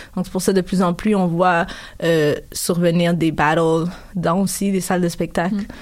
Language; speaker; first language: French; early bilingual, other home language; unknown